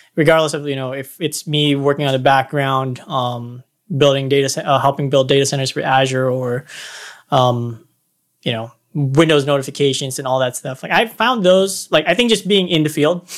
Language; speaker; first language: English; non-native, local second language; Filipino